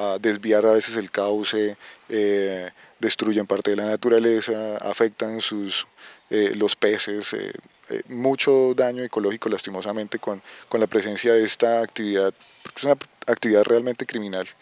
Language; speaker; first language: Spanish; native; Spanish